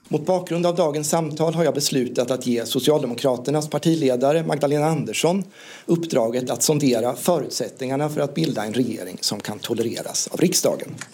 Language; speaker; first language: Swedish; native; Swedish